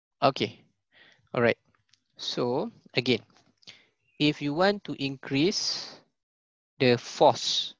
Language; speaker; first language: English; non-native, local second language; Malay